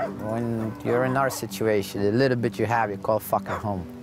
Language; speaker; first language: English; non-native, fluent; Romanian